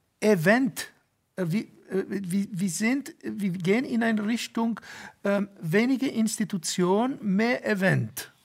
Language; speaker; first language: German; non-native, fluent; Italian